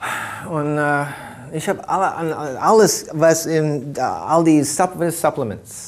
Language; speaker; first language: German; early bilingual, heritage; German